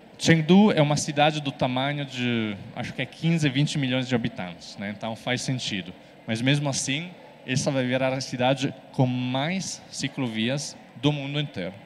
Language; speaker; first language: Portuguese; non-native, fluent; Italian